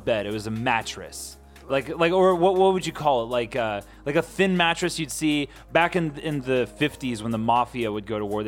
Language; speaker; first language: English; native; English